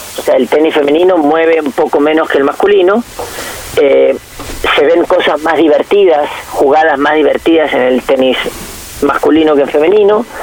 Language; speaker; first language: Spanish; native; Spanish